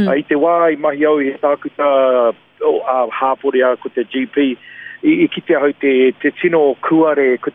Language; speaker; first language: Māori; non-native, local second language; English